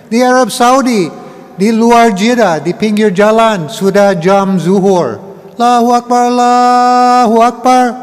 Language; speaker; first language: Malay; non-native, learner; English